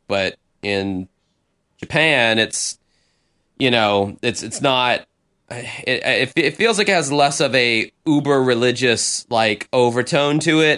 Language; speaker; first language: English; native; English